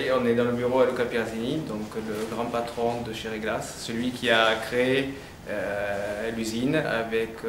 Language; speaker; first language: French; native; French